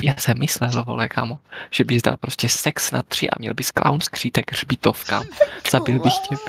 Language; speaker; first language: Czech; native; Czech